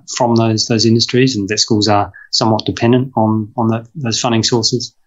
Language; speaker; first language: English; native; English